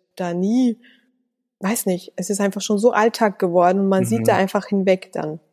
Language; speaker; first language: German; native; German